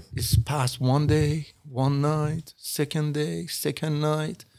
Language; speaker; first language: English; non-native, learner; Persian